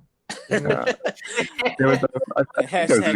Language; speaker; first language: English; native; English